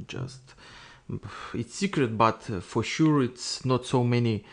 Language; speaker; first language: English; non-native, learner; Russian